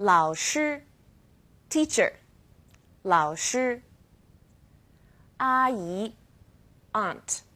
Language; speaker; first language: Chinese; non-native, fluent; English